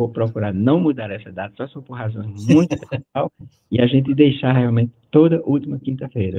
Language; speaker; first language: Portuguese; native; Portuguese